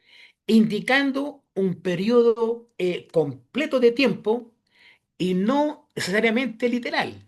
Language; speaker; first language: Spanish; native; Spanish